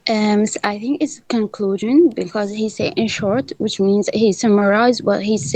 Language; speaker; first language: English; non-native, learner; Arabic